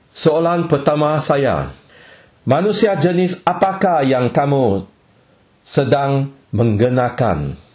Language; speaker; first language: Malay; non-native, local second language; Chinese